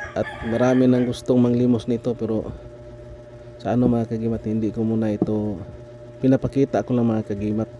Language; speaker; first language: Filipino; non-native, local second language; Cebuano